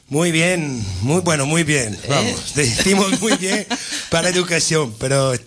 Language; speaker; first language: Spanish; non-native, fluent; Italian